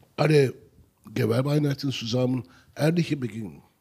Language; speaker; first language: German; non-native, learner; Turkish